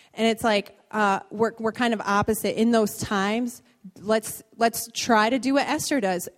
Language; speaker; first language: English; native; English